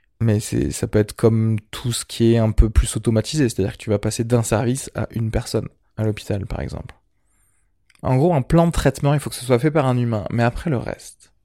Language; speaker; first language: French; early bilingual, other home language; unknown